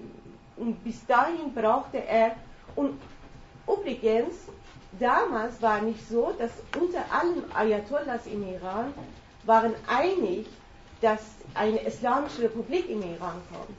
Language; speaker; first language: German; non-native, fluent; Persian